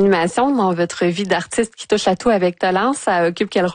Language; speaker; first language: French; native; French